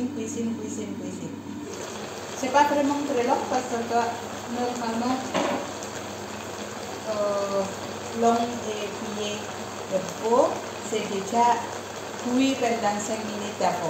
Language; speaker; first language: French; non-native, learner; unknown